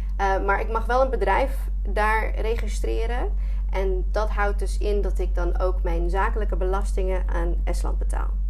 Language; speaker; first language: Dutch; non-native, fluent; English